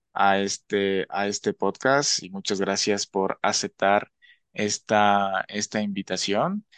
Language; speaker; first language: Spanish; native; Spanish